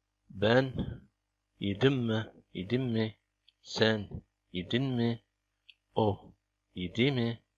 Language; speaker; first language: Turkish; non-native, fluent; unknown